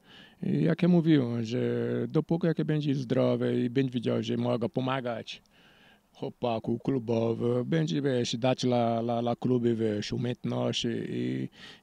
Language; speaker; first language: Polish; non-native, learner; Portuguese